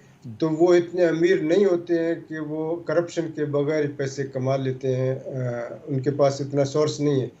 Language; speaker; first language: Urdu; non-native, local second language; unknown